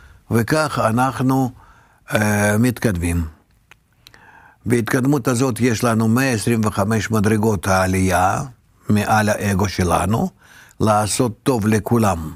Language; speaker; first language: Hebrew; non-native, fluent; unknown